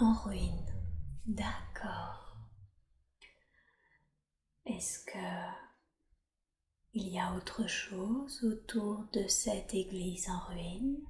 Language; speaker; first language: French; native; French